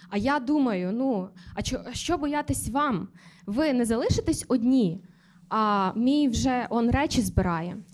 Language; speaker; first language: Ukrainian; native; Ukrainian